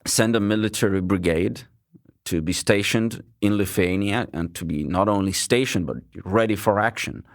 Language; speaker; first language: English; non-native, fluent; Lithuanian